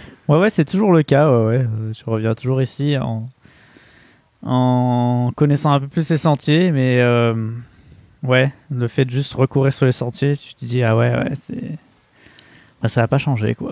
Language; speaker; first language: French; native; French